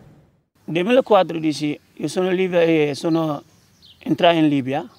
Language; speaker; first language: Italian; non-native, learner; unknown